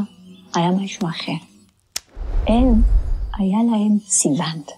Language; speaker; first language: Hebrew; non-native, fluent; Persian